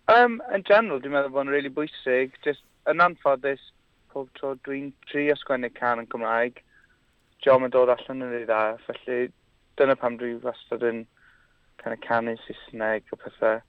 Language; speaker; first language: Welsh; non-native, local second language; English